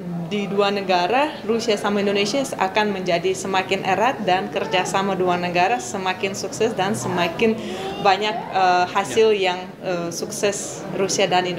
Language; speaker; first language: Indonesian; non-native, fluent; Russian